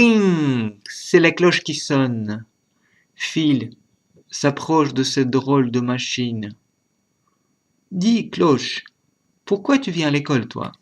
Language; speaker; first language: French; non-native, learner; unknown